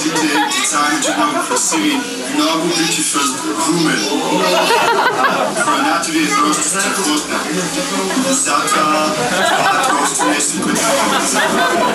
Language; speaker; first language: Bulgarian; non-native, learner; English